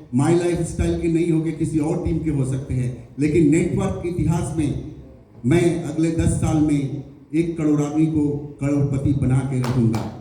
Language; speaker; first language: Hindi; non-native, local second language; Bangla